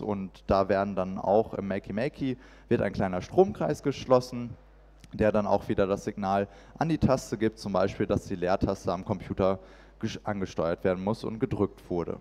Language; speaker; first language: German; native; German